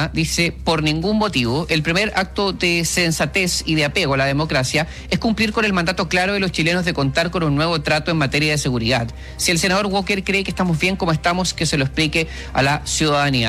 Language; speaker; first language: Spanish; native; Spanish